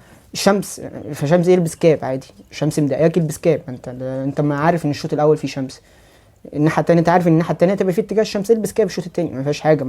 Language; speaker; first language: Arabic; native; Arabic